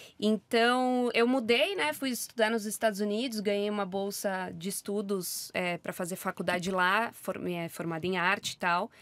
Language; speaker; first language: Portuguese; native; Portuguese